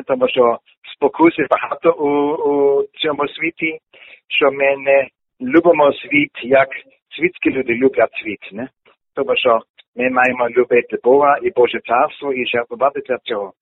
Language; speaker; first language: Ukrainian; non-native, learner; German